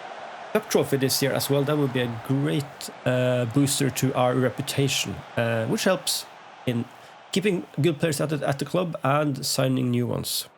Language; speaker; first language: English; non-native, fluent; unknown